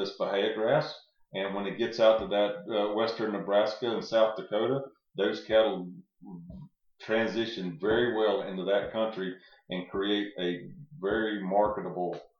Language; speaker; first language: English; native; English